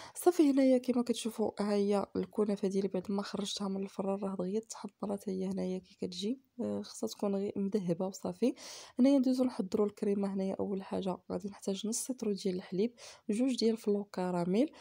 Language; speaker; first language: Arabic; native; Arabic